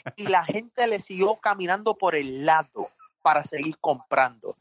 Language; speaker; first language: Spanish; native; Spanish